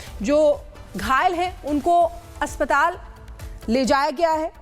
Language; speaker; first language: Hindi; native; Hindi